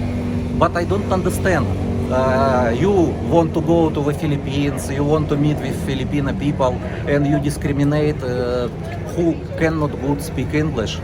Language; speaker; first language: English; non-native, learner; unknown